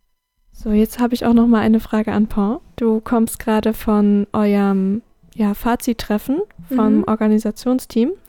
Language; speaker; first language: German; native; German